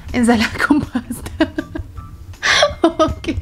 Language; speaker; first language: Spanish; native; Spanish